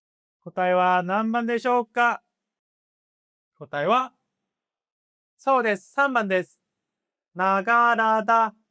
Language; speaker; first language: Japanese; non-native, fluent; Korean